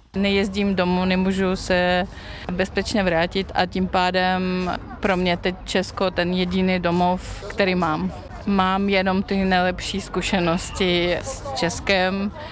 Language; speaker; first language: Czech; non-native, fluent; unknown